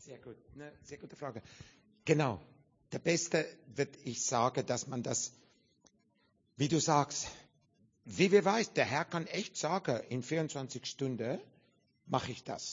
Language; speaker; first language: German; non-native, learner; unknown